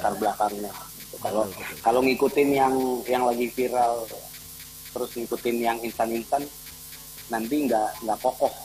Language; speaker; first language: Indonesian; native; Indonesian